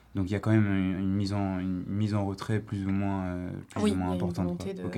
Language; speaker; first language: French; native; French